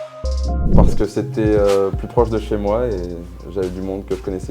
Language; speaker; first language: French; native; French